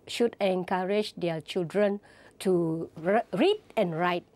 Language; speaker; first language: English; non-native, local second language; Malay